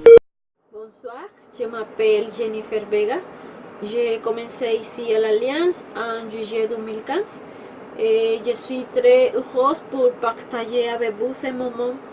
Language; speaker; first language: French; non-native, fluent; Spanish